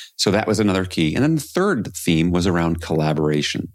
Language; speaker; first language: English; native; English